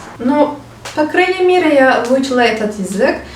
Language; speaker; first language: Russian; non-native, learner; Turkish